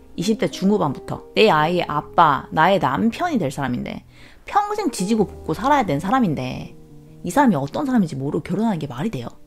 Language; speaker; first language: Korean; native; Korean